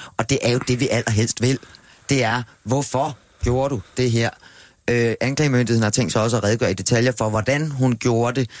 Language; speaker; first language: Danish; native; Danish